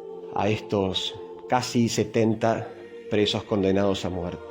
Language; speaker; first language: Spanish; native; Spanish